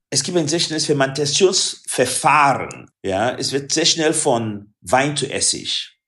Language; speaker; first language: German; non-native, fluent; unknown